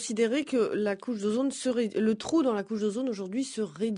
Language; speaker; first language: French; native; French